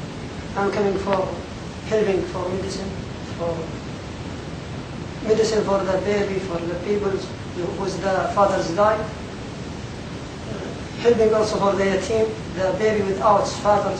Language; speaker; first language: English; non-native, learner; Arabic